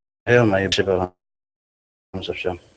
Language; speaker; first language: Russian; non-native, learner; Georgian